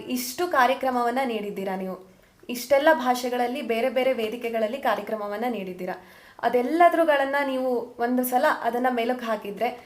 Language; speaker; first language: Kannada; native; Kannada